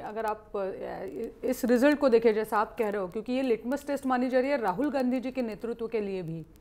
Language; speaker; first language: Hindi; non-native, local second language; Marathi